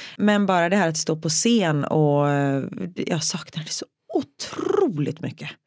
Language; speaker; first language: Swedish; native; Swedish